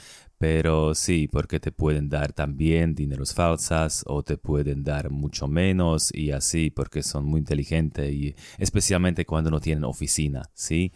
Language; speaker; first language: Spanish; non-native, fluent; Slovak